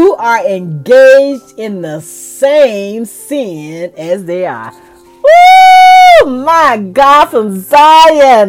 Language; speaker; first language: English; native; English